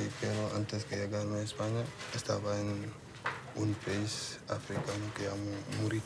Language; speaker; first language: Spanish; non-native, learner; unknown